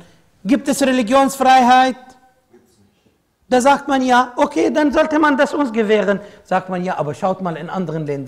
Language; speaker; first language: German; non-native, fluent; Arabic